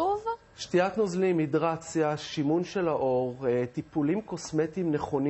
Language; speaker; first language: Hebrew; native; Hebrew